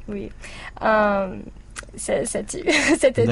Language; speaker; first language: French; non-native, learner; English